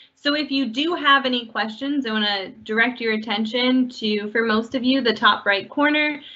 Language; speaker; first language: English; native; English